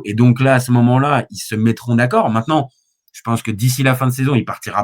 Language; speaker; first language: French; native; French